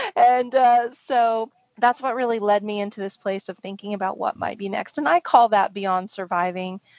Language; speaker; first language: English; native; English